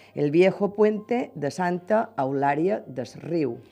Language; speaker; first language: Spanish; non-native, local second language; Catalan